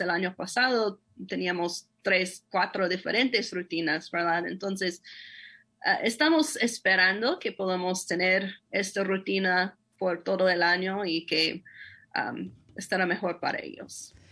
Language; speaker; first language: Spanish; non-native, fluent; English